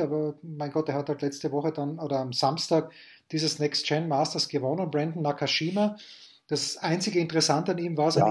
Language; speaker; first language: German; native; German